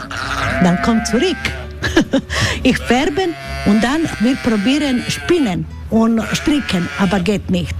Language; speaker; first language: German; non-native, learner; Croatian